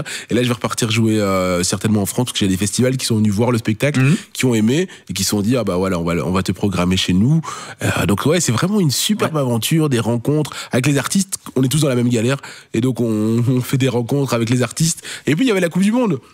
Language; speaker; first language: French; native; French